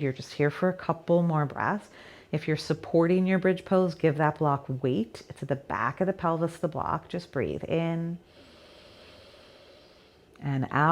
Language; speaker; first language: English; native; English